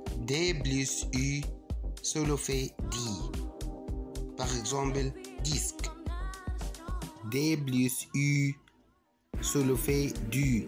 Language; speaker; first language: French; non-native, fluent; Arabic